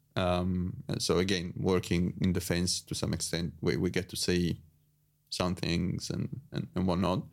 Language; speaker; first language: English; non-native, fluent; Italian